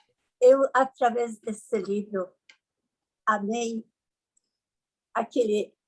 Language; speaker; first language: Portuguese; non-native, learner; Persian